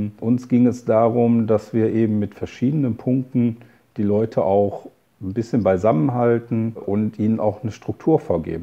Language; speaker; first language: German; native; German